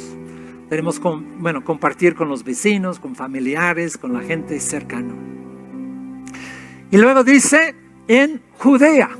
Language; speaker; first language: Spanish; non-native, fluent; English